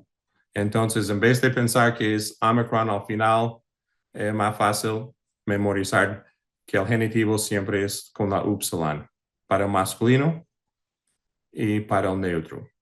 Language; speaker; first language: Spanish; early bilingual, heritage; English